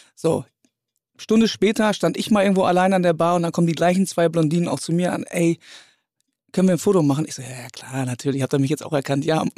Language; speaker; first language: German; native; German